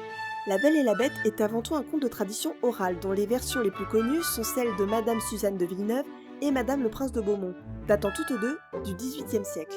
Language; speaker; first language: French; native; French